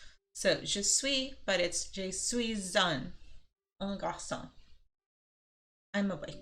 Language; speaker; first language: French; non-native, learner; English